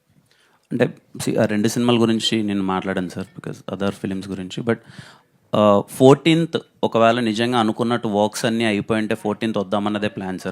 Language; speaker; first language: Telugu; native; Telugu